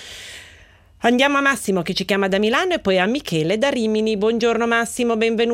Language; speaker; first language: Italian; native; Italian